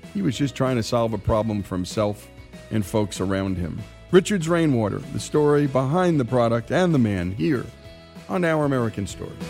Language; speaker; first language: English; native; English